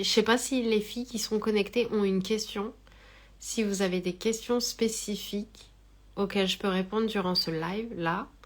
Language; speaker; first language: French; native; French